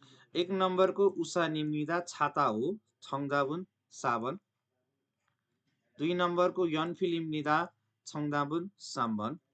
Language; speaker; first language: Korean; non-native, fluent; Nepali